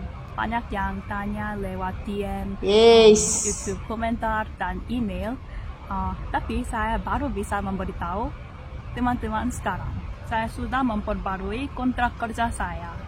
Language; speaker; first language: Indonesian; non-native, fluent; Korean